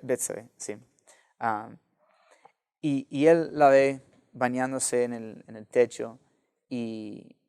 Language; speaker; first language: Spanish; non-native, fluent; English